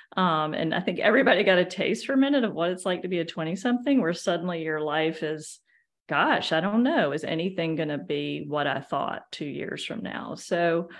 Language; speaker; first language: English; native; English